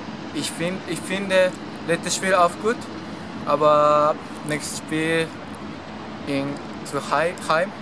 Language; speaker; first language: German; non-native, learner; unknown